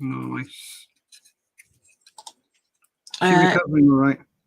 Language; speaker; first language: English; native; English